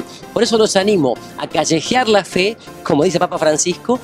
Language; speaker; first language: Spanish; native; Spanish